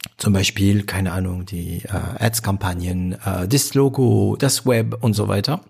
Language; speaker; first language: German; non-native, fluent; French